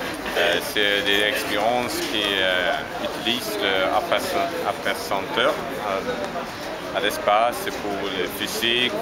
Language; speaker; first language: French; non-native, fluent; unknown